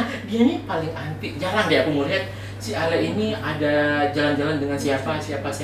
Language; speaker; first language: Indonesian; native; Indonesian